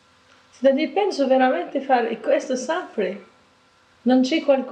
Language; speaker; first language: Italian; non-native, learner; French